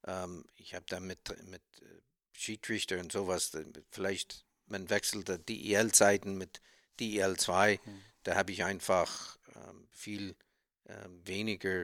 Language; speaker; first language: German; non-native, learner; English